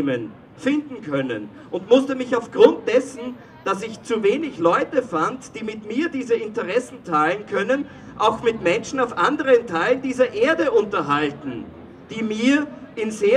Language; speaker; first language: German; native; German